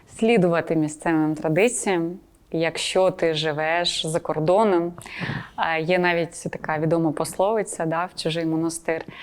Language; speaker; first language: Ukrainian; non-native, local second language; Russian